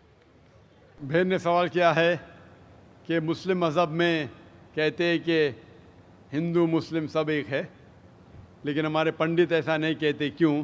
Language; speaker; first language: Hindi; native; Hindi